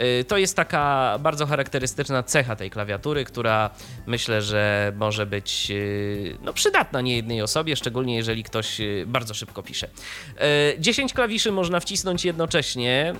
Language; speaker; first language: Polish; native; Polish